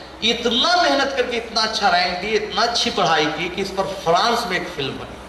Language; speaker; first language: Hindi; native; Hindi